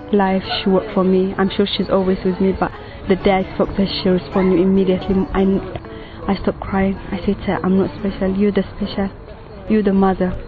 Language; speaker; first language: English; non-native, fluent; Tigrinya